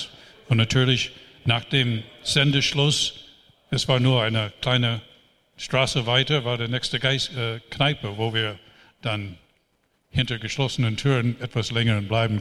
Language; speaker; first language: German; non-native, fluent; English